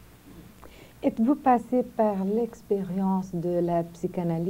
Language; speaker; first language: French; non-native, fluent; Portuguese